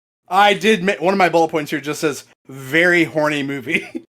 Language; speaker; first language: English; native; English